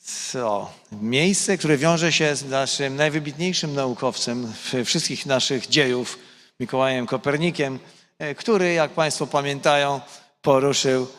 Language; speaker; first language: Polish; native; Polish